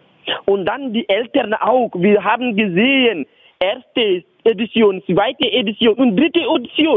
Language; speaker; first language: German; non-native, learner; Bambara